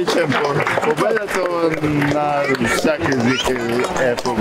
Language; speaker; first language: Bulgarian; non-native, learner; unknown